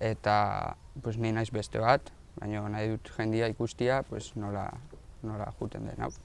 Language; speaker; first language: Basque; non-native, local second language; Spanish